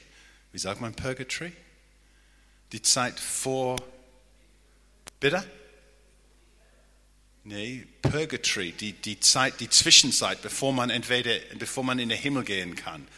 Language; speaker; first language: German; non-native, fluent; English